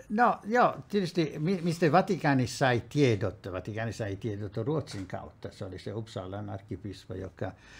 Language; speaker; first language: Finnish; non-native, fluent; Italian